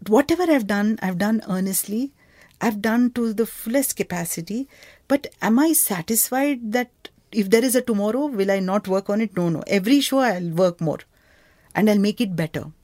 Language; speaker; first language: English; non-native, local second language; Kannada